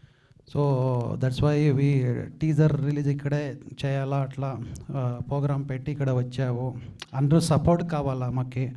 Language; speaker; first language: Telugu; non-native, learner; Kannada